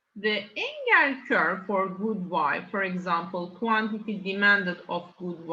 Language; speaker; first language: English; non-native, fluent; Turkish